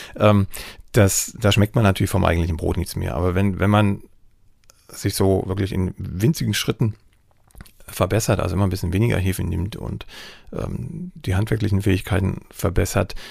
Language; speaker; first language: German; native; German